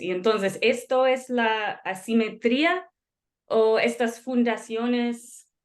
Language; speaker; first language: Spanish; non-native, fluent; English